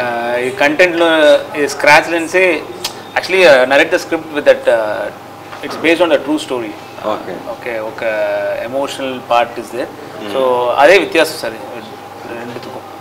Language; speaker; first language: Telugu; non-native, learner; Tamil